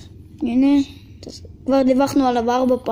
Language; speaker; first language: Hebrew; native; Hebrew